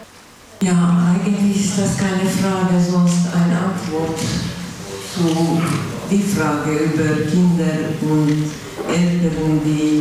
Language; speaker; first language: German; non-native, fluent; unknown